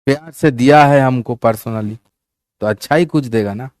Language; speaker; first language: Hindi; non-native, local second language; Bangla